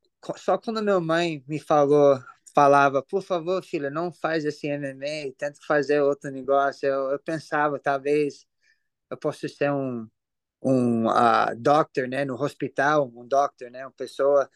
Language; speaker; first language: Portuguese; early bilingual, heritage; English